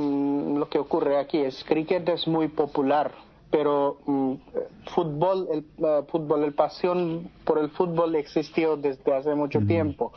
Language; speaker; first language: Spanish; non-native, fluent; Bangla